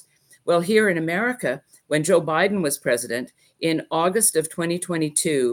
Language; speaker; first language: English; native; English